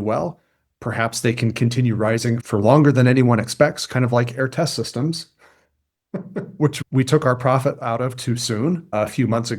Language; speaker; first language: English; native; English